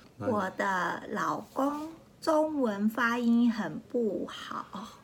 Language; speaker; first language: Chinese; non-native, learner; Japanese